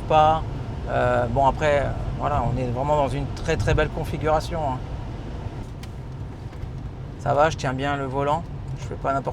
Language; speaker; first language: French; native; French